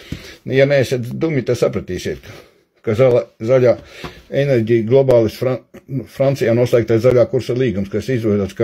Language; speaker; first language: Latvian; native; Latvian